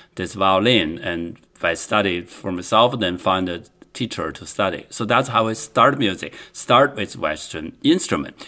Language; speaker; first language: English; non-native, fluent; Chinese